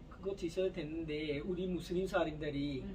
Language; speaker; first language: Korean; non-native, learner; Urdu